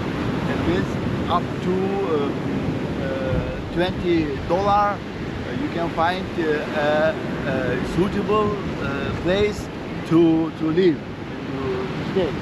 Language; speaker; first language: English; non-native, learner; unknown